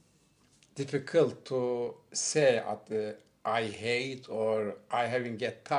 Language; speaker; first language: English; non-native, learner; Turkish